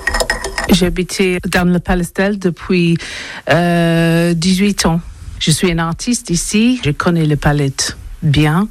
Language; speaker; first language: French; non-native, learner; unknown